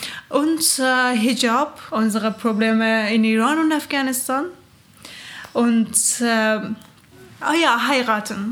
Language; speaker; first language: German; non-native, learner; Persian